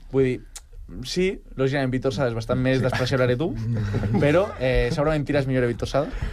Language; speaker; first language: Catalan; native; Catalan